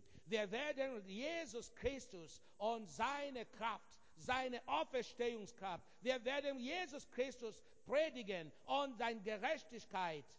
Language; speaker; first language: German; non-native, fluent; Igbo